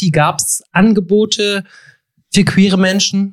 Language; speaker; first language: German; native; German